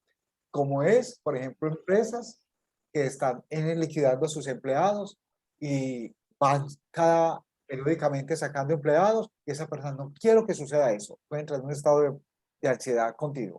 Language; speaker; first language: Spanish; native; Spanish